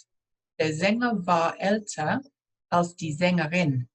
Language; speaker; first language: German; non-native, fluent; English